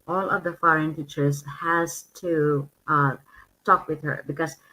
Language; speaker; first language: English; non-native, fluent; Filipino